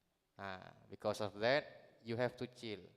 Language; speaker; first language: English; non-native, learner; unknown